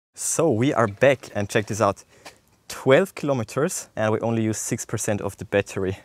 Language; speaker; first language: English; non-native, fluent; German